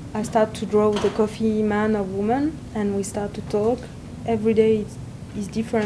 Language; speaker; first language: English; non-native, learner; French